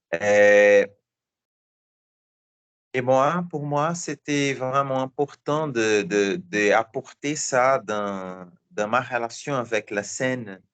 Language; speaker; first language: French; non-native, learner; Portuguese